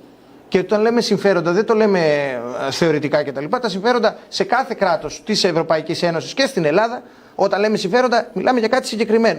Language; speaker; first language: Greek; native; Greek